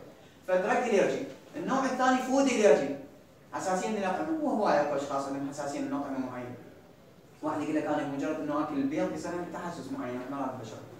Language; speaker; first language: Arabic; native; Arabic